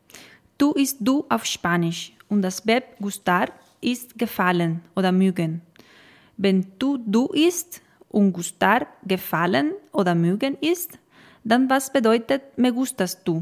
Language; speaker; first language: German; non-native, fluent; Spanish